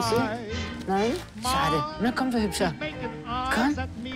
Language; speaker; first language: German; native; German